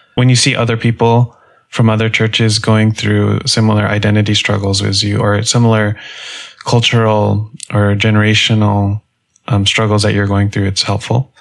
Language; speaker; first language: English; native; English